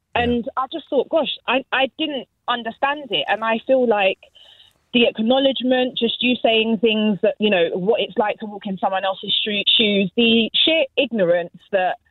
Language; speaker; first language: English; native; English